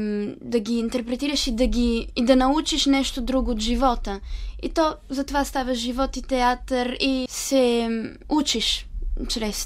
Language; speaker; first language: Bulgarian; early bilingual, heritage; Italian